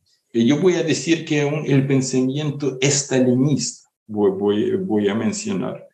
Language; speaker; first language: Spanish; non-native, fluent; Ukrainian